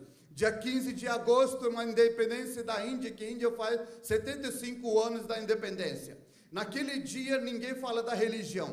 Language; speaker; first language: Portuguese; non-native, fluent; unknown